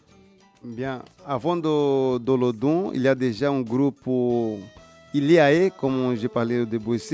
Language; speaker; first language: French; non-native, learner; Portuguese